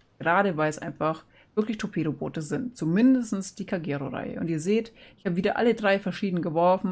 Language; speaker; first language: German; native; German